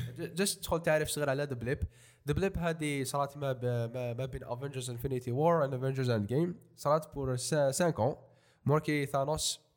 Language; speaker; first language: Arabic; native; Arabic